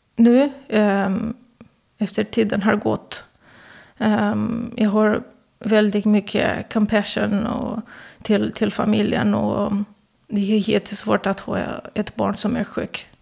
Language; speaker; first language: Swedish; non-native, fluent; Romanian